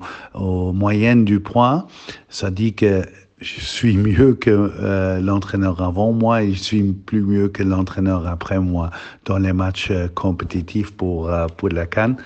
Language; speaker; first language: French; non-native, fluent; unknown